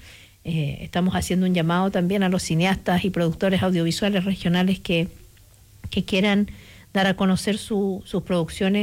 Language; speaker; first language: Spanish; native; Spanish